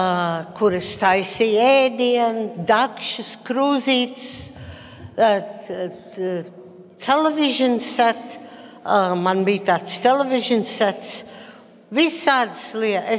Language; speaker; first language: Latvian; early bilingual, heritage; Latvian